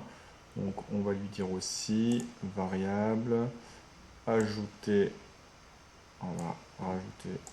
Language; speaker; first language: French; native; French